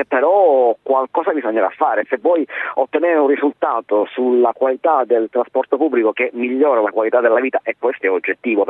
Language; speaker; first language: Italian; native; Italian